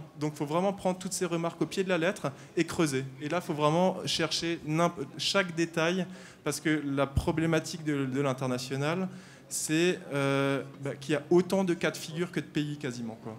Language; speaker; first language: French; native; French